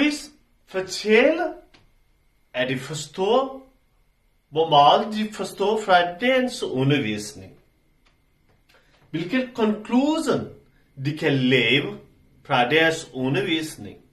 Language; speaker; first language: Danish; non-native, learner; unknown